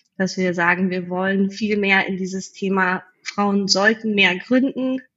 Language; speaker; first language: German; native; German